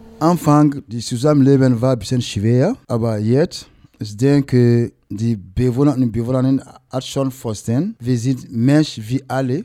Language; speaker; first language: German; non-native, learner; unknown